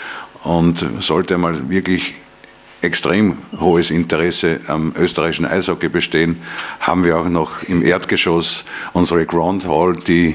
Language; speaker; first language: German; native; German